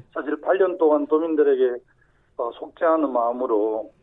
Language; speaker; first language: Korean; native; Korean